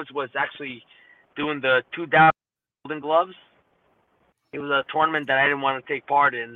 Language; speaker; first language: English; native; English